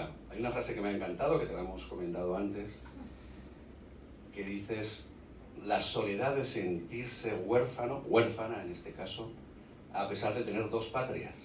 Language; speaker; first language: Spanish; native; Spanish